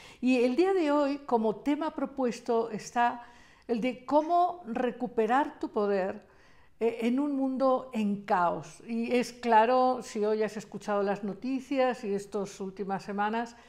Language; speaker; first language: Spanish; native; Spanish